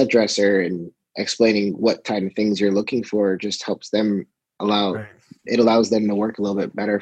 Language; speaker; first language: English; native; English